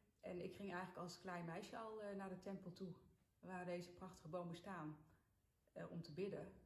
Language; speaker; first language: Dutch; early bilingual, other home language; Sinhala